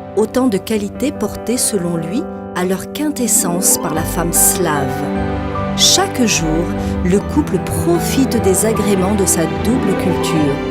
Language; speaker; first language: French; native; French